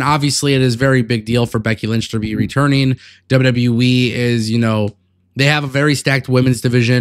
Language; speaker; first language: English; native; English